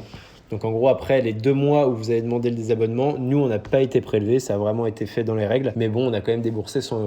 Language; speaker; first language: French; native; French